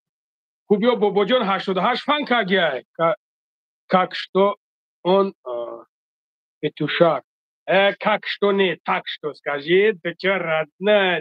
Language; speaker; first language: Russian; non-native, fluent; Tajik